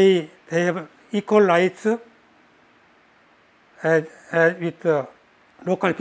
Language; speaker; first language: English; non-native, learner; Korean